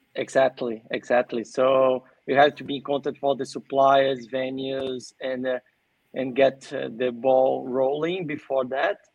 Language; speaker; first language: English; non-native, fluent; Portuguese